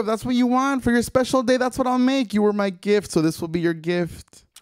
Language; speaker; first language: English; early bilingual, other home language; Spanish